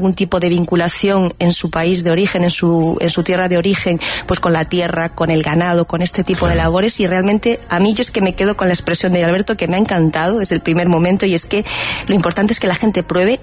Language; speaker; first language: Spanish; native; Spanish